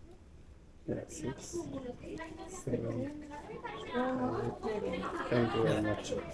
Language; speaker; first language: English; non-native, learner; Lithuanian